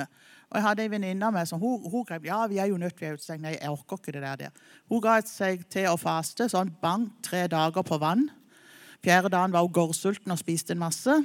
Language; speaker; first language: Norwegian; native; Norwegian